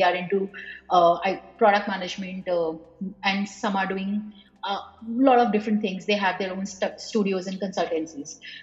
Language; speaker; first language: English; non-native, local second language; Hindi